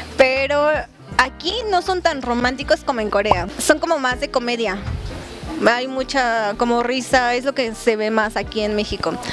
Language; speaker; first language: Spanish; native; Spanish